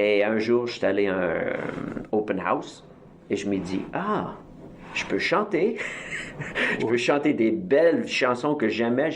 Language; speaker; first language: French; native; French